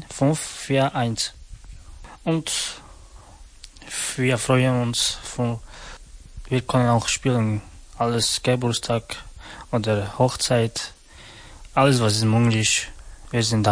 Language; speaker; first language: German; non-native, learner; Slovak